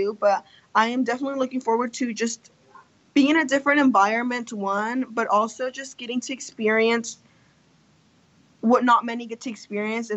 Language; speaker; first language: English; early bilingual, other home language; Spanish